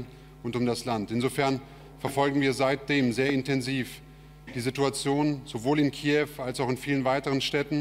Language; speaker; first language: German; native; German